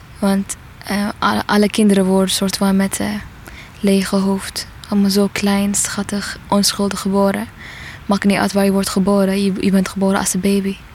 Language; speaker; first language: Dutch; non-native, fluent; Tigrinya